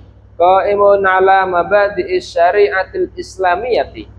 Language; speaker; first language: Arabic; non-native, fluent; Indonesian